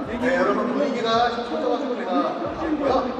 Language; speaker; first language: Korean; native; Korean